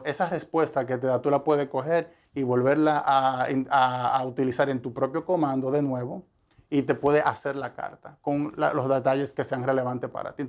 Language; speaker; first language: Spanish; native; Spanish